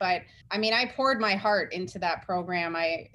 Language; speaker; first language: English; native; English